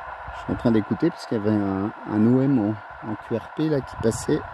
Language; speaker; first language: French; native; French